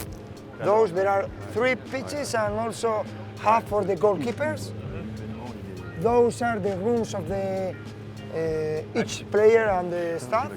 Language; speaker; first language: English; non-native, fluent; Spanish